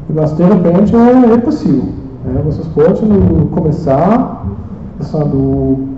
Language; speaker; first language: Portuguese; non-native, fluent; German